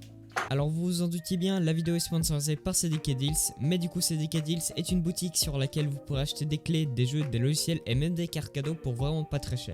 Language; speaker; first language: French; native; French